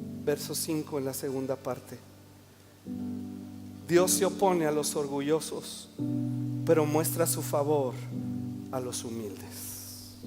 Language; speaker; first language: Spanish; native; Spanish